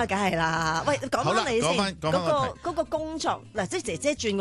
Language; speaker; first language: Cantonese; native; Cantonese